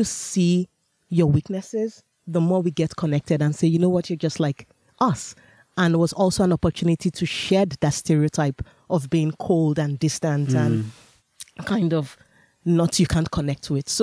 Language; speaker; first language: English; non-native, local second language; Yoruba